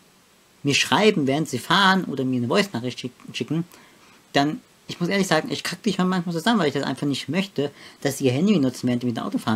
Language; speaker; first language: German; native; German